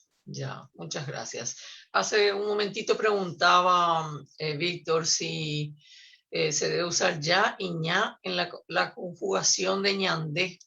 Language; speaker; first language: Spanish; native; Spanish